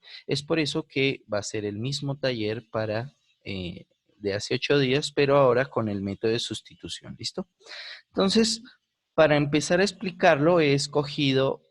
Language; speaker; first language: Spanish; native; Spanish